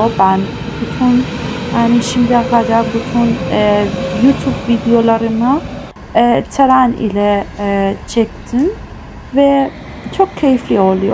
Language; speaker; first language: Turkish; non-native, fluent; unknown